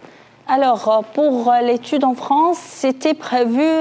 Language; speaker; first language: French; non-native, local second language; Arabic